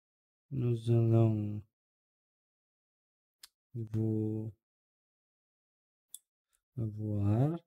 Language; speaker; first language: French; non-native, learner; Russian